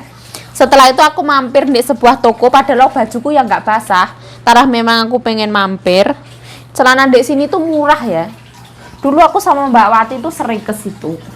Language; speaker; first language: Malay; non-native, local second language; Javanese